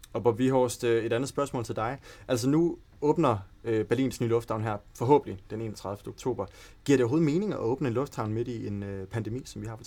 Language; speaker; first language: Danish; native; Danish